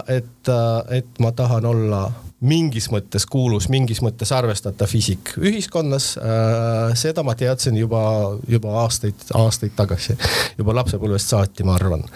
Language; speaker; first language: Estonian; non-native, local second language; Russian